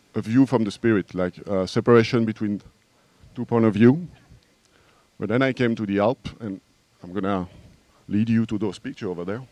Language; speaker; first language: English; non-native, learner; French